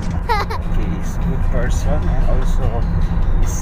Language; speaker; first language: English; non-native, learner; Filipino